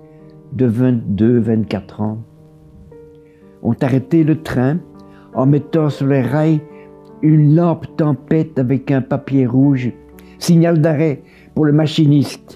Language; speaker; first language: French; native; French